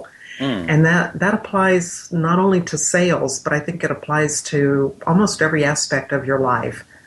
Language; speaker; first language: English; native; English